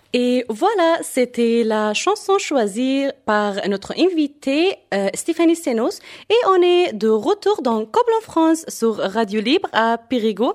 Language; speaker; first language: French; non-native, fluent; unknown